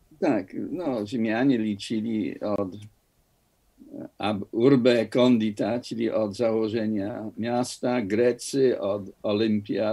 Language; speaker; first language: Polish; non-native, fluent; English